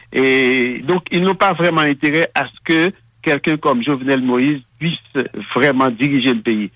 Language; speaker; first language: French; non-native, local second language; Haitian Creole